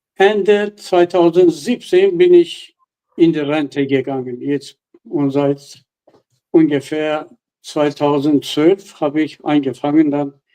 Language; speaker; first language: German; non-native, fluent; Kurdish